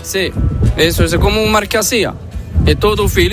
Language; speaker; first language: Spanish; non-native, learner; Arabic